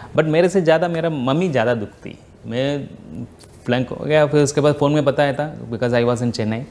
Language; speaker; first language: Hindi; non-native, local second language; Tamil